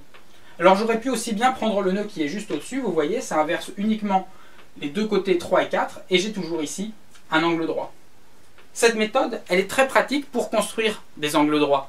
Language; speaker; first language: French; native; French